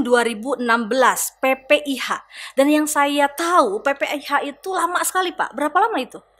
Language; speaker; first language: Indonesian; native; Indonesian